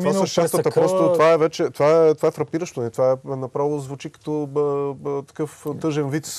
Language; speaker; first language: Bulgarian; native; Bulgarian